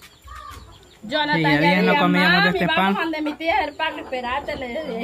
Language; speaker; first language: Spanish; native; Spanish